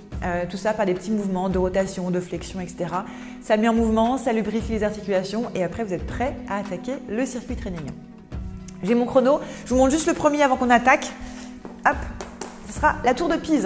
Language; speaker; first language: French; native; French